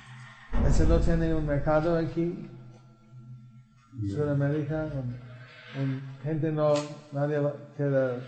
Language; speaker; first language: Spanish; non-native, fluent; English